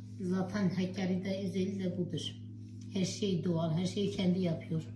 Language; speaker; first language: Turkish; non-native, local second language; Kurdish